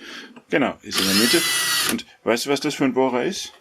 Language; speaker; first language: German; native; German